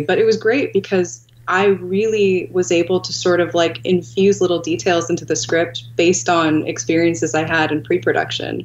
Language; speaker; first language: English; native; English